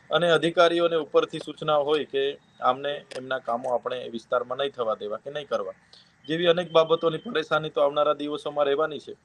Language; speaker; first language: Gujarati; non-native, local second language; Vasavi